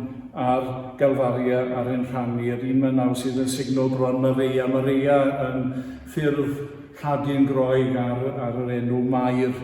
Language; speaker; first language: Welsh; native; Welsh